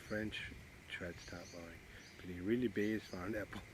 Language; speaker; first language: German; early bilingual, heritage; Pennsylvania German